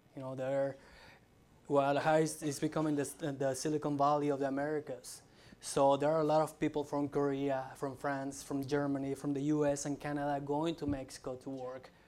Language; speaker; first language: English; non-native, fluent; Spanish